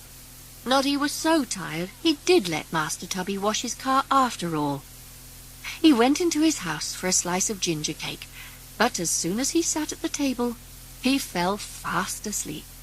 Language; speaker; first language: English; native; English